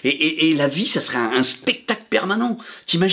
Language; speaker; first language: French; native; French